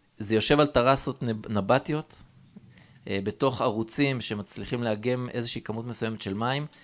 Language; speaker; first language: Hebrew; native; Hebrew